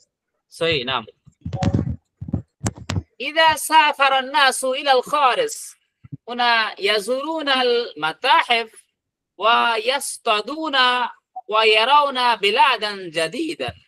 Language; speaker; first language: Arabic; non-native, fluent; Bangla